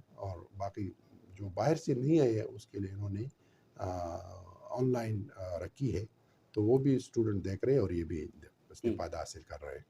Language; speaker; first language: Urdu; non-native, local second language; Pashto